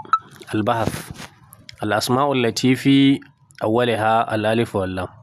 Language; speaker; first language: Arabic; non-native, fluent; Hausa